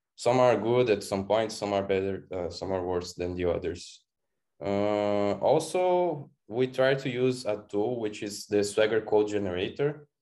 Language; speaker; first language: English; non-native, fluent; Portuguese